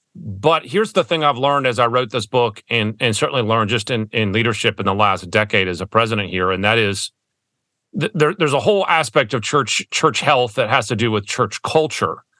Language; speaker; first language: English; early bilingual, other home language; German